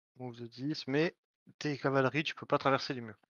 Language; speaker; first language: French; native; French